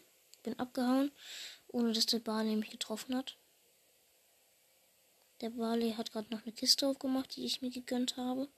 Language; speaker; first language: German; native; German